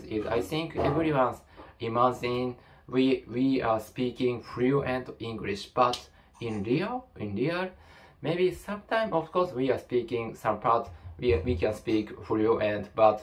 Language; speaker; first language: English; non-native, learner; Japanese